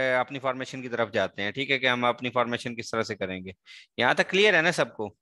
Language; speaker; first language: Urdu; non-native, local second language; Sindhi